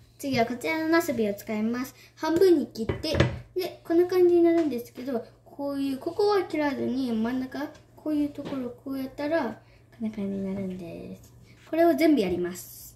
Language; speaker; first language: Japanese; non-native, fluent; Cebuano